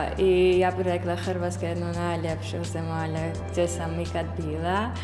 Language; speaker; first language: Croatian; non-native, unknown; Armenian